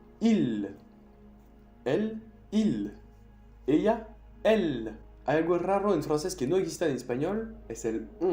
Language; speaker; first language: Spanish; non-native, fluent; French